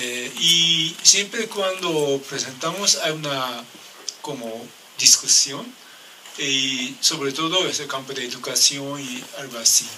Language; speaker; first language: Spanish; non-native, learner; Japanese